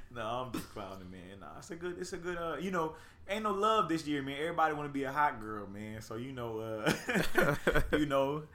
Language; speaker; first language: English; native; English